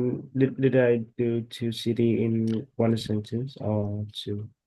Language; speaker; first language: English; non-native, learner; Vietnamese